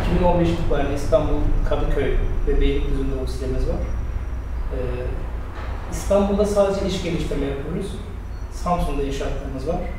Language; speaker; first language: Turkish; native; Turkish